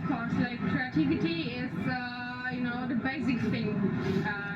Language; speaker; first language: English; non-native, learner; Polish